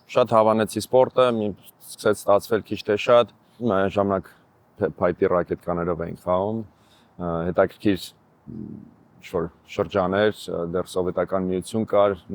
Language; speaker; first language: Armenian; native; Armenian